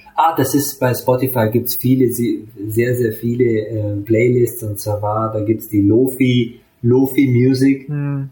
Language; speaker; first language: German; early bilingual, other home language; Hungarian